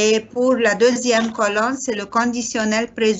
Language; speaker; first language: French; non-native, learner; Arabic